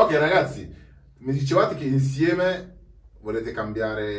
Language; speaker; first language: Italian; native; Italian